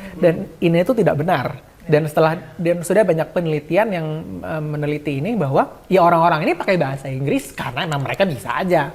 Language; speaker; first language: Indonesian; native; Indonesian